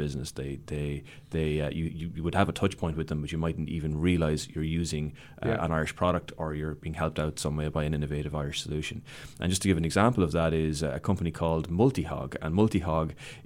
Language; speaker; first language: English; native; English